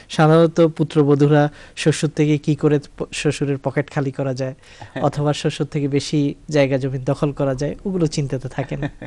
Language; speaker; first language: Bangla; native; Bangla